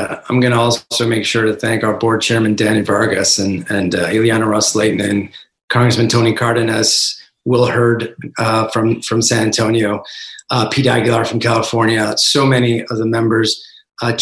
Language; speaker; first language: English; native; English